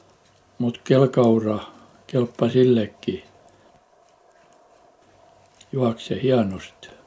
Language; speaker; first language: Finnish; native; Finnish